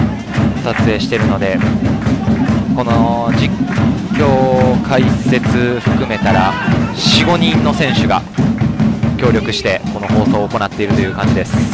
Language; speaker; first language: Japanese; native; Japanese